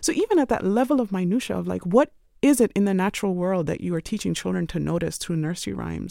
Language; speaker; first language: English; non-native, local second language; Urdu